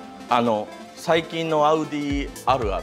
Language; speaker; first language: Japanese; native; Japanese